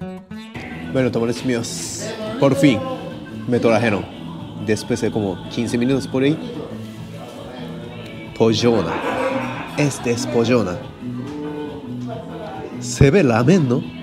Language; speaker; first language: Spanish; non-native, learner; Japanese